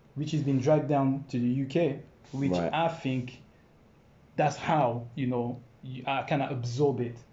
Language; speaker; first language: English; non-native, fluent; French